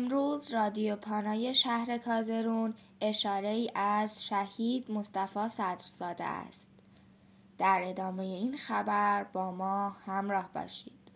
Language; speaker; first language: Persian; native; Persian